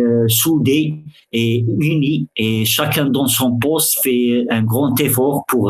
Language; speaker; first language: French; early bilingual, other home language; Arabic